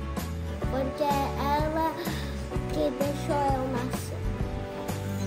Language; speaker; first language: Portuguese; early bilingual, heritage; Portuguese